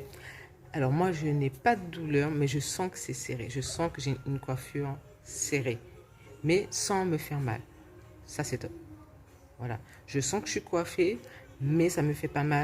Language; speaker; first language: French; native; French